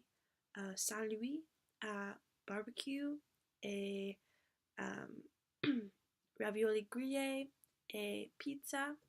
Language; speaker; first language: French; non-native, learner; English